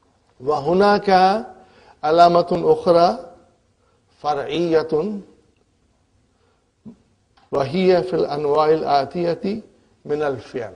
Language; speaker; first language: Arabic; non-native, fluent; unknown